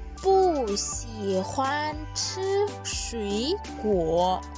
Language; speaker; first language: Chinese; non-native, learner; Thai